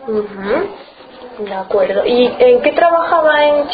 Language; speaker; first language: Spanish; native; Spanish